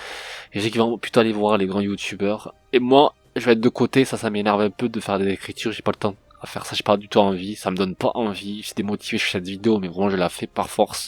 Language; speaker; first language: French; native; French